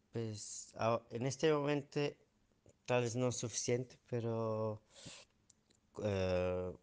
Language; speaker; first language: Spanish; non-native, fluent; Dutch